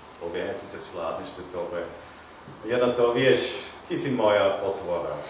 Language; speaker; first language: Slovak; non-native, learner; German